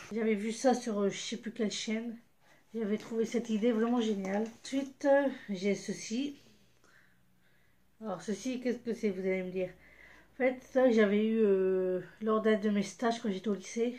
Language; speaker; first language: French; native; French